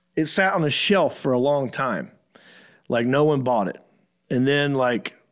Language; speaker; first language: English; native; English